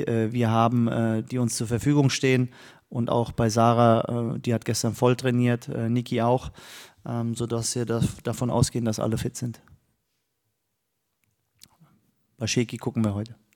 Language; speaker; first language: German; native; German